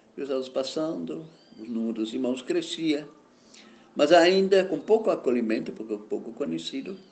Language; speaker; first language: Portuguese; non-native, fluent; German